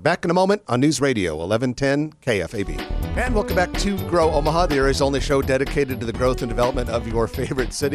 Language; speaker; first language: English; native; English